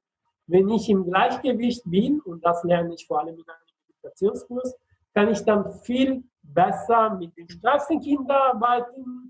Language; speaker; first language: German; non-native, fluent; Italian